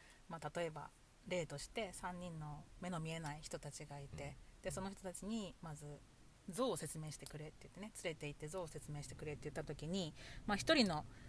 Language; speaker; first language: Japanese; native; Japanese